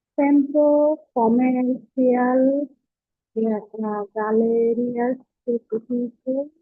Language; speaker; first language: Spanish; non-native, learner; Bangla